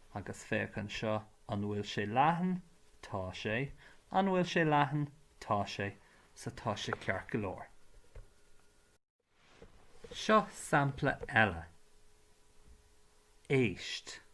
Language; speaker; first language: Irish; non-native, local second language; English